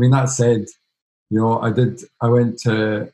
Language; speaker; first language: English; native; English